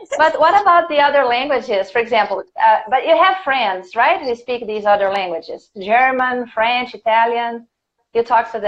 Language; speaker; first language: English; non-native, fluent; Portuguese